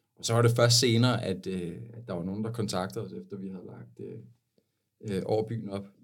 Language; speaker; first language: Danish; native; Danish